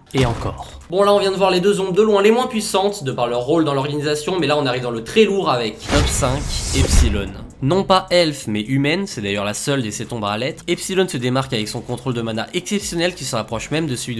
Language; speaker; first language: French; native; French